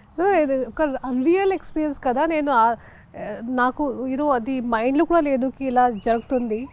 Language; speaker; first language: Telugu; non-native, local second language; Hindi